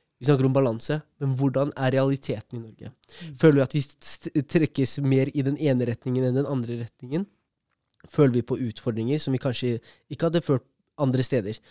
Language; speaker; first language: Norwegian; early bilingual, other home language; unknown